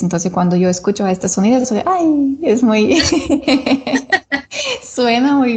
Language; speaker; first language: Spanish; non-native, learner; English